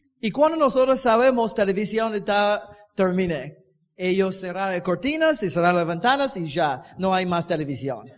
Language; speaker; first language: Spanish; non-native, learner; English